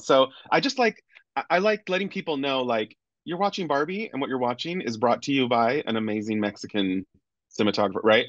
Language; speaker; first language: English; native; English